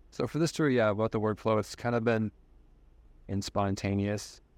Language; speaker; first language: English; native; English